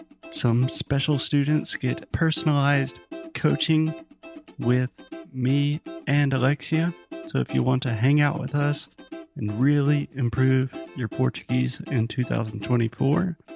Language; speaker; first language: English; native; English